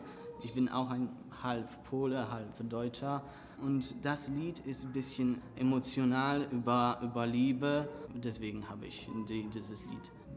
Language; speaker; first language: German; non-native, fluent; Polish